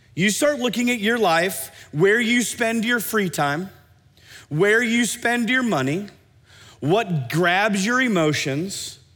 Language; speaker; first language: English; native; English